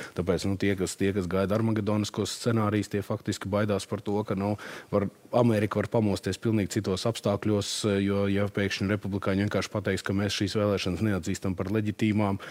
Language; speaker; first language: Latvian; native; Latvian